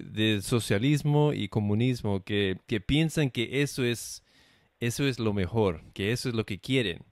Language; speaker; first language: Spanish; non-native, learner; English